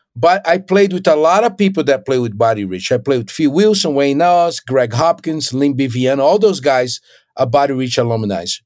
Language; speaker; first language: English; non-native, fluent; Portuguese